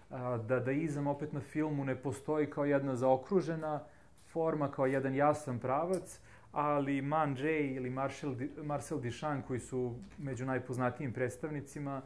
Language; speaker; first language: Serbian; native; Serbian